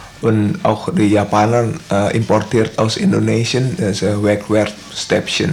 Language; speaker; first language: German; non-native, learner; Indonesian